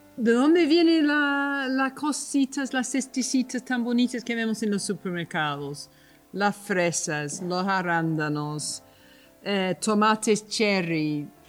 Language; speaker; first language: Spanish; non-native, fluent; English